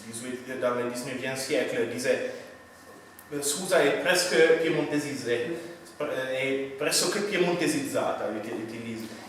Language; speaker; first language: French; non-native, fluent; Italian